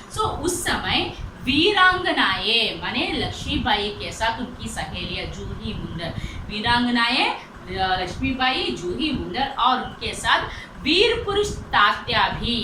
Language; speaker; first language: Hindi; non-native, local second language; Telugu